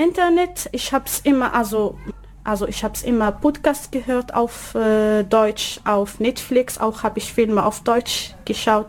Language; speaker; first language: German; non-native, learner; Arabic